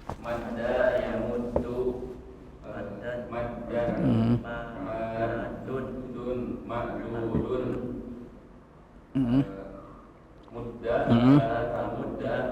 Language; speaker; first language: Arabic; non-native, learner; Indonesian